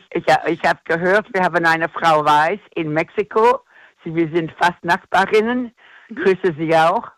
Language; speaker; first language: German; non-native, fluent; English